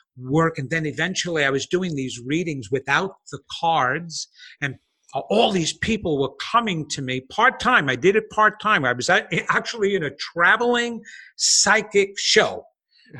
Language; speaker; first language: English; native; English